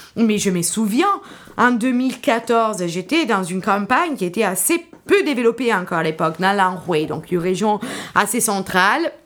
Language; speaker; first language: French; non-native, fluent; Italian